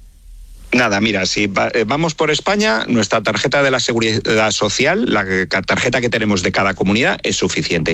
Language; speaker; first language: Spanish; native; Spanish